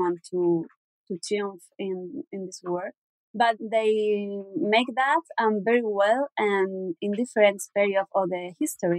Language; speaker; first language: English; non-native, learner; Spanish